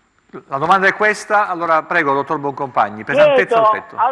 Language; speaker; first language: Italian; native; Italian